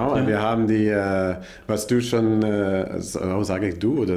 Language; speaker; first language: German; non-native, learner; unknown